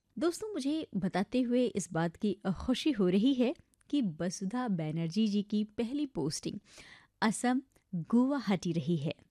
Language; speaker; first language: Hindi; native; Hindi